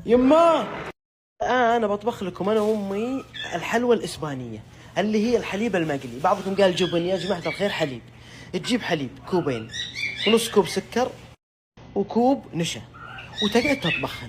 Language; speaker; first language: Arabic; native; Arabic